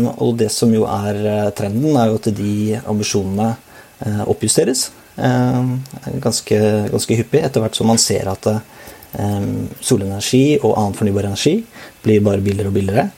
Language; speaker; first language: Norwegian; native; Norwegian